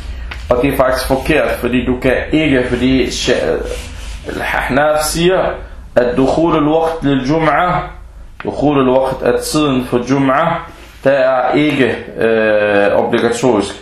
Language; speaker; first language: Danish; early bilingual, other home language; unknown